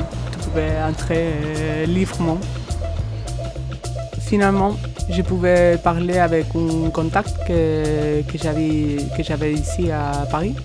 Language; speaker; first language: French; non-native, fluent; Spanish